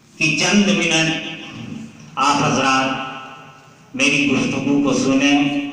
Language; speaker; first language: Urdu; native; Urdu